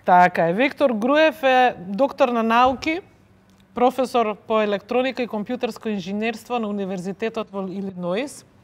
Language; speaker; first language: Macedonian; native; Macedonian